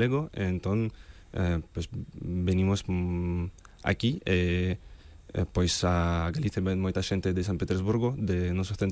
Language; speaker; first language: Galician; non-native, fluent; Russian